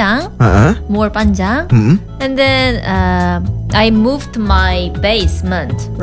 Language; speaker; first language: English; non-native, learner; Korean